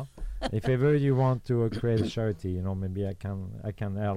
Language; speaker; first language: English; non-native, fluent; French